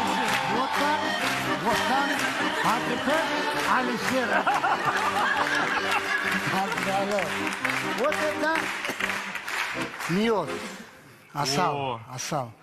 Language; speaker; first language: Russian; non-native, learner; Tajik